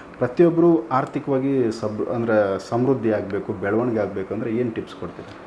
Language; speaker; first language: Kannada; native; Kannada